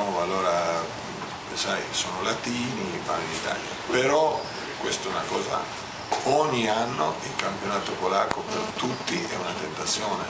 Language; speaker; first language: Italian; non-native, fluent; Spanish